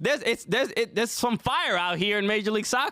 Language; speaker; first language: English; native; English